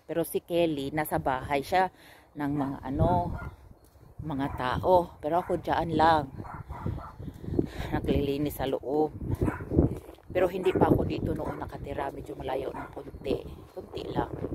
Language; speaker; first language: Filipino; native; Filipino